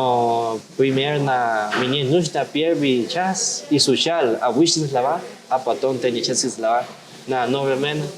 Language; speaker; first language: Russian; non-native, learner; Spanish